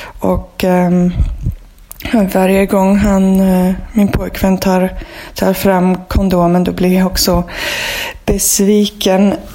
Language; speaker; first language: Swedish; non-native, fluent; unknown